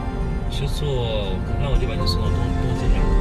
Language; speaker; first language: Chinese; native; Chinese